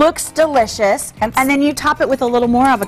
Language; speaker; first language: English; native; English